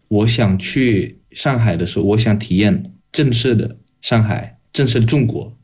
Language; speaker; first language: Chinese; non-native, fluent; Indonesian